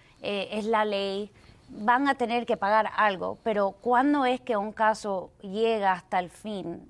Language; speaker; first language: Spanish; early bilingual, heritage; Spanish